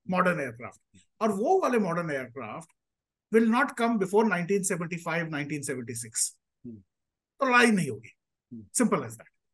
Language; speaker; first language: Hindi; native; Hindi